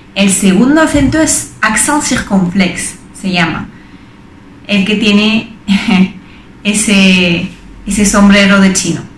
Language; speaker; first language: Spanish; non-native, fluent; French